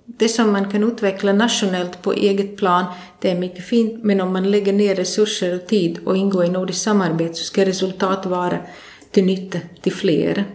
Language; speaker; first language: Swedish; non-native, fluent; Latvian